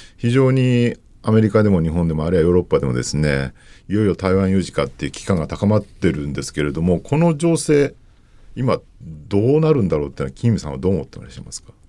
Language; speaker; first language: Japanese; native; Japanese